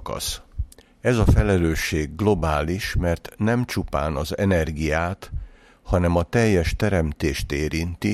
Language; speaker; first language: Hungarian; native; Hungarian